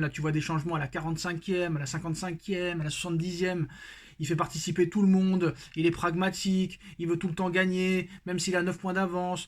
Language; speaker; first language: French; native; French